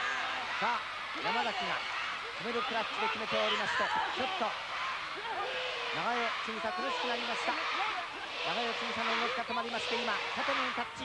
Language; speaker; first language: Japanese; native; Japanese